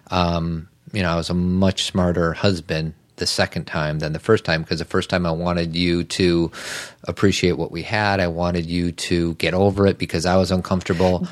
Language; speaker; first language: English; native; English